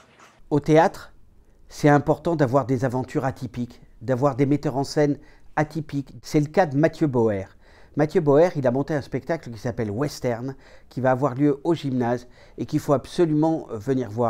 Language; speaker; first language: French; native; French